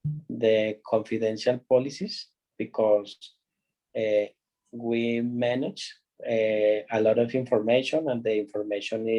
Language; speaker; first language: English; non-native, learner; Spanish